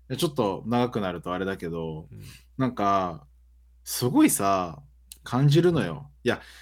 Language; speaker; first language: Japanese; early bilingual, other home language; Portuguese